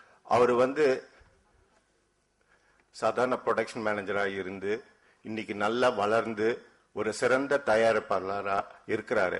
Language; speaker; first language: Tamil; native; Tamil